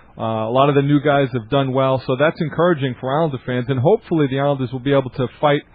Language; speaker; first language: English; native; English